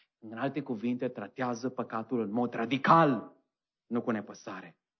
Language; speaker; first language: Romanian; native; Romanian